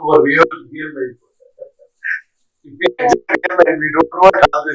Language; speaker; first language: Tamil; non-native, learner; Kannada